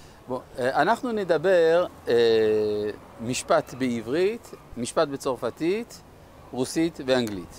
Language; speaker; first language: Hebrew; non-native, fluent; French